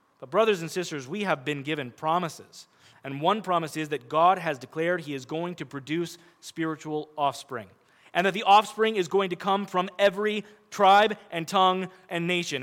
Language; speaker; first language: English; native; English